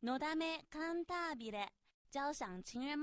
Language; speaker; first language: Japanese; non-native, fluent; Chinese